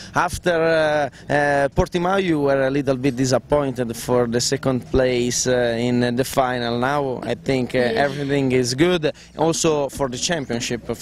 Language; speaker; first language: English; non-native, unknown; Italian